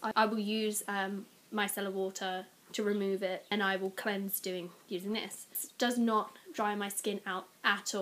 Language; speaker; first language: English; native; English